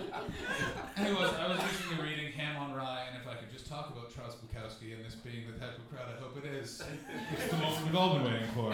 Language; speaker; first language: English; native; English